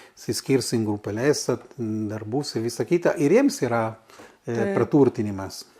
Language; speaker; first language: Lithuanian; non-native, fluent; Italian